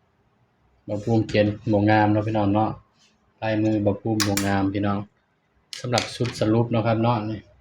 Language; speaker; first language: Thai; non-native, local second language; Lao